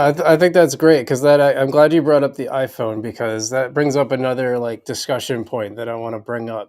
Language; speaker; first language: English; native; English